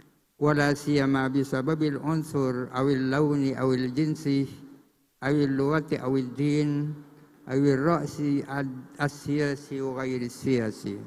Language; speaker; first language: Arabic; non-native, fluent; Indonesian